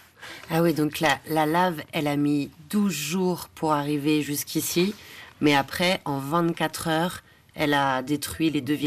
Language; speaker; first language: French; native; French